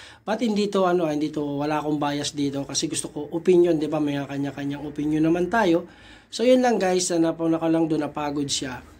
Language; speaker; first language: Filipino; native; Filipino